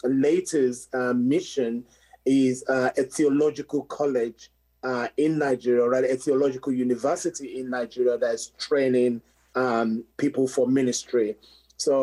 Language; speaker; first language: English; non-native, local second language; Yoruba